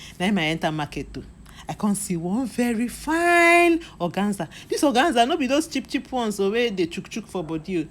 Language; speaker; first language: Nigerian Pidgin; non-native, local second language; Igbo